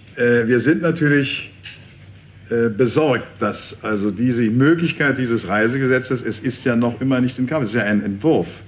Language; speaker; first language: German; native; German